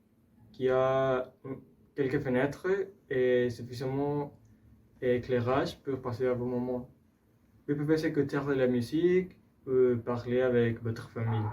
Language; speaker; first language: French; non-native, learner; Spanish